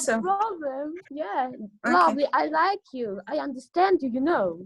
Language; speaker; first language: English; non-native, learner; Ukrainian